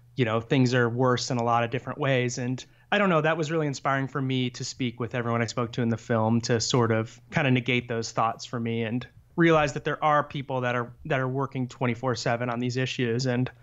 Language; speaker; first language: English; native; English